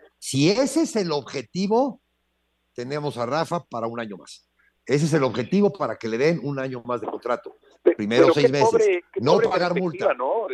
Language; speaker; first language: Spanish; native; Spanish